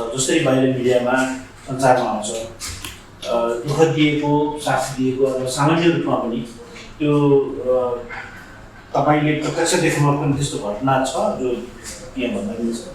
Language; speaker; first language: Nepali; native; Nepali